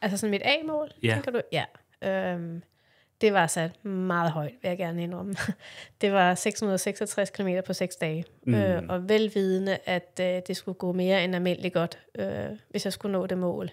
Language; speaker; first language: Danish; native; Danish